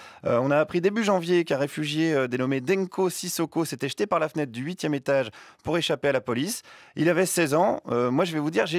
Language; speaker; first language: French; native; French